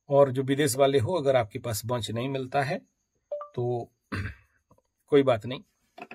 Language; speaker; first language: Hindi; native; Hindi